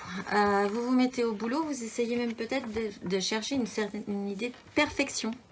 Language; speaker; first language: French; native; French